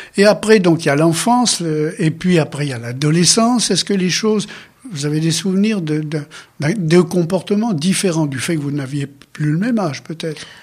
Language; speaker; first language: French; native; French